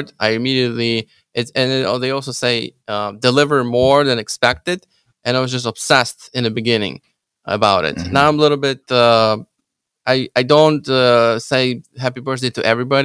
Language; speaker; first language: English; non-native, fluent; Ukrainian